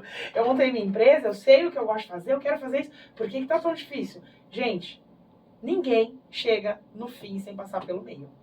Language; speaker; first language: Portuguese; native; Portuguese